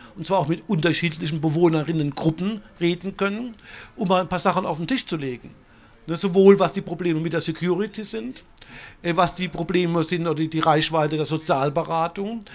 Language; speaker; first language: German; non-native, fluent; Italian